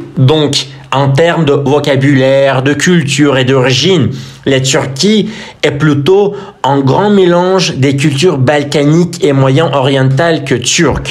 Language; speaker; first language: French; non-native, fluent; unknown